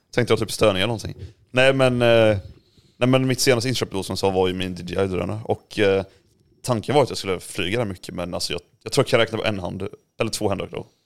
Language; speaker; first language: Swedish; native; Swedish